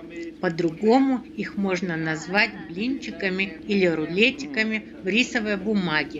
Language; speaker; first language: Russian; native; Russian